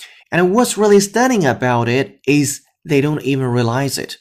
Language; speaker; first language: English; non-native, fluent; Chinese